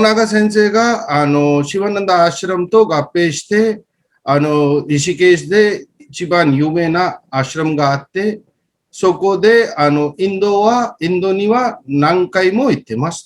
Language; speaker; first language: Japanese; non-native, fluent; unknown